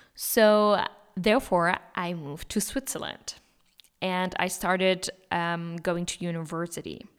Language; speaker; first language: English; non-native, fluent; German